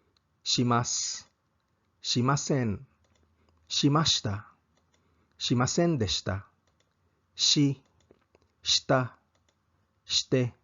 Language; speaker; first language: Japanese; non-native, fluent; English